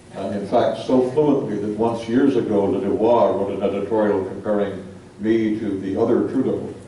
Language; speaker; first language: English; native; English